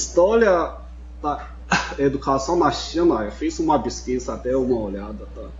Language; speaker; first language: Portuguese; non-native, fluent; Chinese